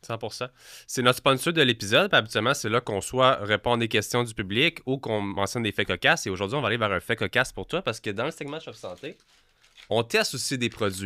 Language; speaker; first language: French; native; French